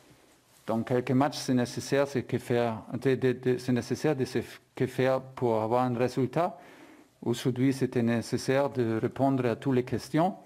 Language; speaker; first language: French; non-native, fluent; German